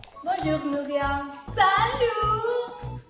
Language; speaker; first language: French; non-native, learner; Spanish